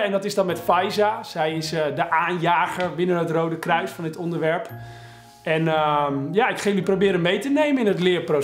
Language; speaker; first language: Dutch; native; Dutch